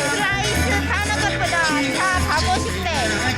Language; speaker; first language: Korean; non-native, fluent; Khmer